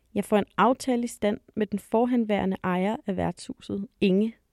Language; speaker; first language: Danish; native; Danish